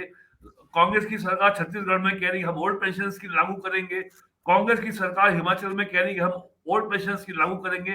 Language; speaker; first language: Hindi; native; Hindi